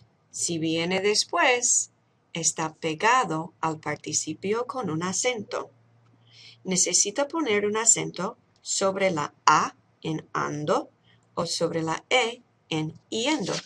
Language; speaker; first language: Spanish; non-native, fluent; English